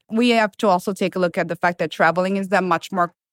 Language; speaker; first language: English; non-native, fluent; Italian